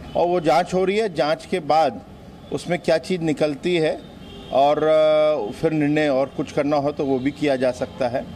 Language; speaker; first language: Hindi; native; Hindi